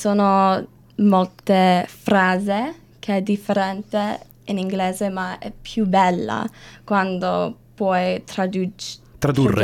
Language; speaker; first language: Italian; non-native, learner; English